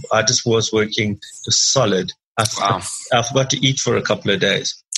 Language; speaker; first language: English; native; English